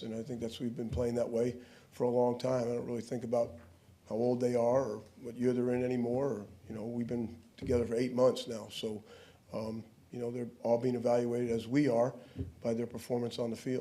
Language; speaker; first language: English; native; English